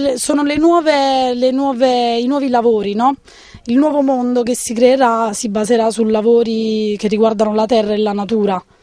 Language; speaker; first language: Italian; native; Italian